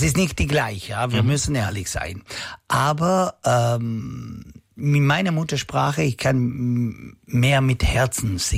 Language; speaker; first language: German; non-native, learner; Italian